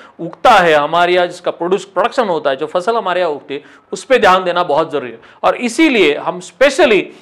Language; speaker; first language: Hindi; non-native, local second language; Marathi